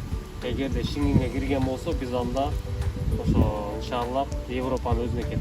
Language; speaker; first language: Turkish; non-native, learner; Kyrgyz